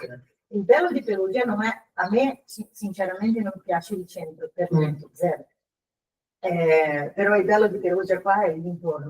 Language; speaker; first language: Italian; non-native, fluent; Portuguese